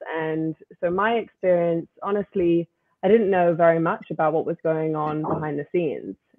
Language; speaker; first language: English; native; English